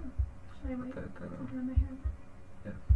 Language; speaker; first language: Japanese; non-native, learner; English